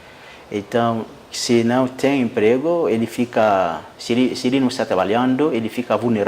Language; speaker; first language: Portuguese; non-native, fluent; Haitian Creole